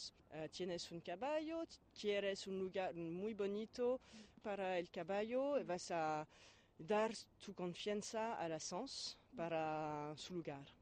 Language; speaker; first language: Spanish; non-native, fluent; French